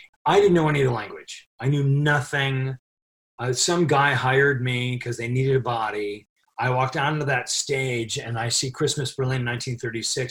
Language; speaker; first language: English; native; English